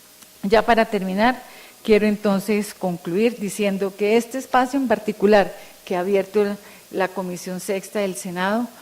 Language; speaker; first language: Spanish; native; Spanish